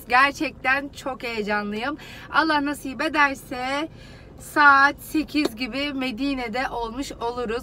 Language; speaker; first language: Turkish; native; Turkish